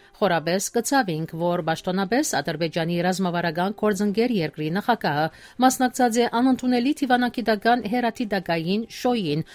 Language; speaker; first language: Armenian; early bilingual, heritage; Armenian